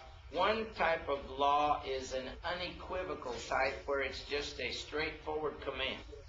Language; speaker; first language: English; native; English